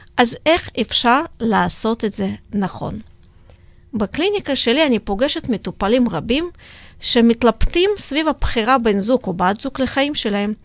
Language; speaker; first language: Hebrew; non-native, fluent; Russian